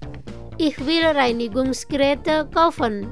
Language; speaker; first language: German; non-native, fluent; Indonesian